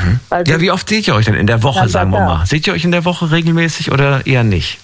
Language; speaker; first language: German; native; German